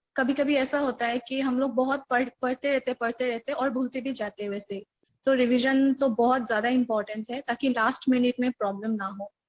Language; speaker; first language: Hindi; non-native, local second language; Assamese